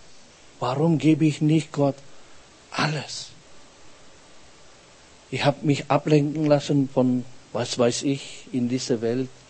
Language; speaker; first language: German; non-native, fluent; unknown